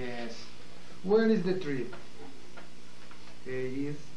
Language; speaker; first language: English; non-native, learner; Portuguese